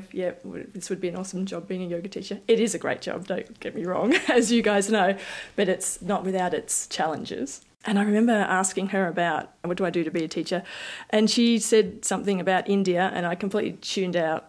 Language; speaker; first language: English; native; English